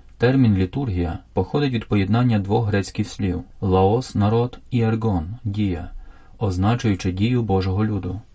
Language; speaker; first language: Ukrainian; native; Ukrainian